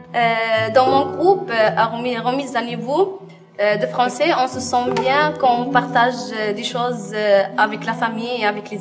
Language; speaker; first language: French; non-native, learner; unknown